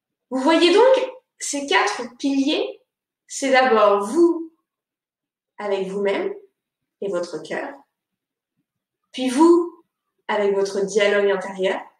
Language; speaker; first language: French; native; French